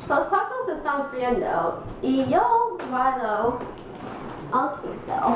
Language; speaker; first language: Spanish; non-native, learner; English